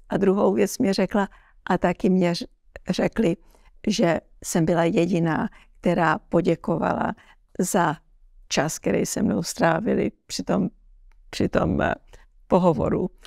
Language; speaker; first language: Czech; early bilingual, heritage; Czech